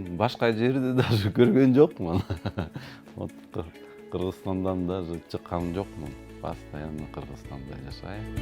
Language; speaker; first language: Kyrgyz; non-native, local second language; Tatar